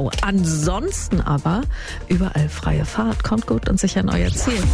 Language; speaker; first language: German; native; German